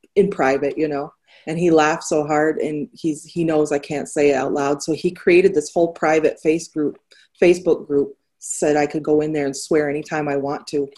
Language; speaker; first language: English; native; English